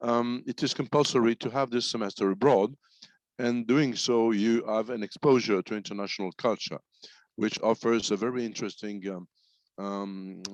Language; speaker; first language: English; non-native, fluent; French